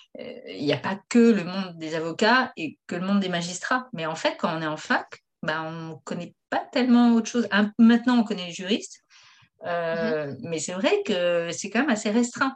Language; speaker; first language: French; native; French